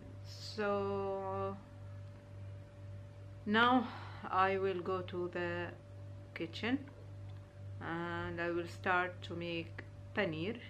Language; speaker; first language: English; non-native, learner; Urdu